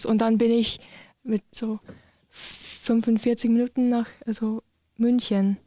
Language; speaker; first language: German; non-native, learner; English